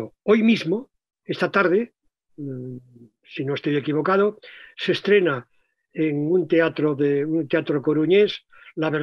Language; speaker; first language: Spanish; native; Spanish